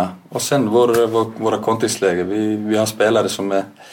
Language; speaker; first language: Swedish; non-native, fluent; Icelandic